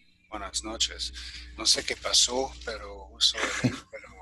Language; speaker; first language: Spanish; non-native, fluent; German